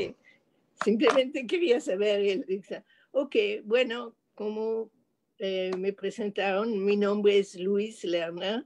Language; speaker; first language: Spanish; non-native, fluent; French